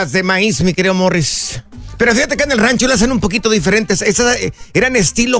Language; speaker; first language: Spanish; native; Spanish